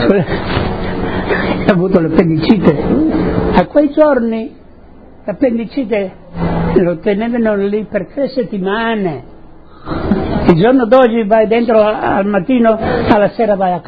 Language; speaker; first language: Italian; early bilingual, heritage; Italian